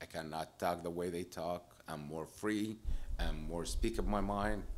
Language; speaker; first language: English; non-native, fluent; Arabic